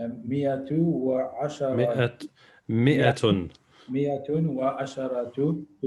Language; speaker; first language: Arabic; non-native, learner; English